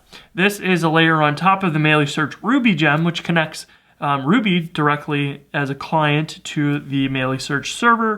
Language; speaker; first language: English; native; English